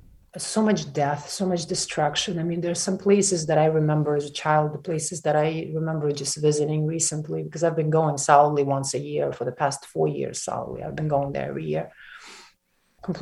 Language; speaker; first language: English; non-native, fluent; Russian